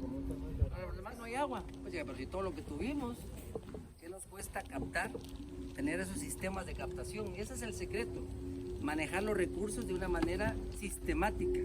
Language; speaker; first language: Spanish; native; Spanish